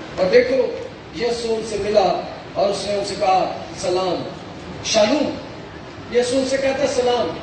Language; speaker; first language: Urdu; non-native, local second language; Punjabi